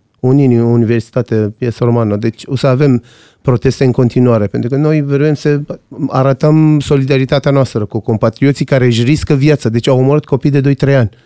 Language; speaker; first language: Romanian; non-native, fluent; Persian